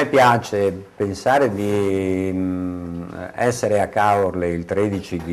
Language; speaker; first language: Italian; native; Italian